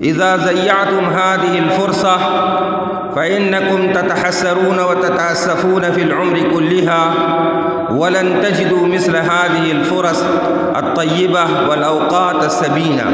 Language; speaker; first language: Arabic; non-native, fluent; Urdu